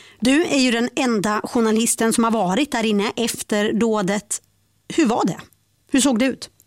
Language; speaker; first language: Swedish; native; Swedish